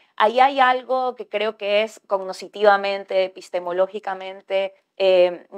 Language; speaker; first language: Spanish; native; Spanish